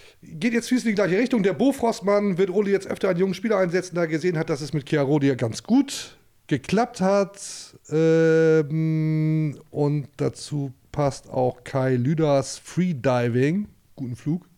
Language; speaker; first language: German; native; German